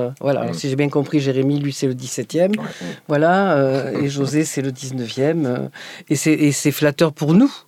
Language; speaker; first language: French; native; French